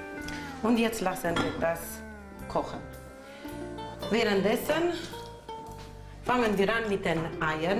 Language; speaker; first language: German; non-native, local second language; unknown